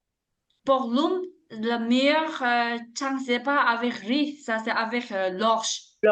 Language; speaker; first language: French; non-native, learner; Tibetan